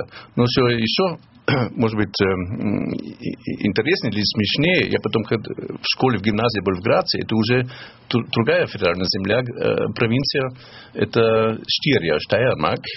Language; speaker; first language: Russian; non-native, fluent; German